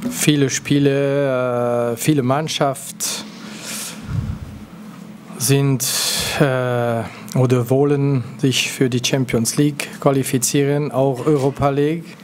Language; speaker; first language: German; non-native, local second language; French